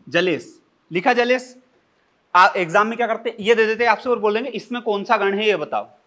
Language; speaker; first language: Hindi; native; Hindi